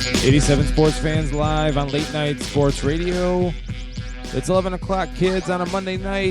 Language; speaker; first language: English; native; English